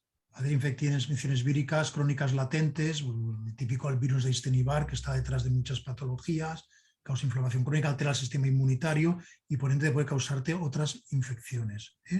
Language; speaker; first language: Spanish; native; Spanish